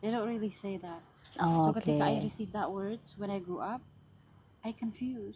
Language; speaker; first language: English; non-native, fluent; Indonesian